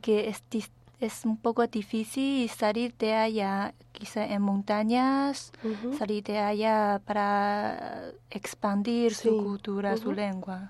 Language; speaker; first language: Spanish; non-native, fluent; Chinese